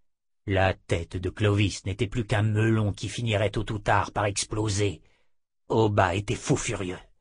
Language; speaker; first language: French; native; French